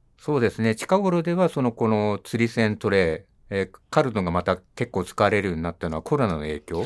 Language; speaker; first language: Japanese; native; Japanese